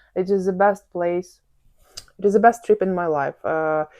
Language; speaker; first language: English; non-native, fluent; Ukrainian